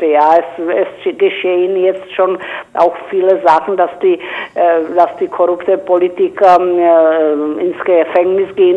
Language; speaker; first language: German; non-native, fluent; Czech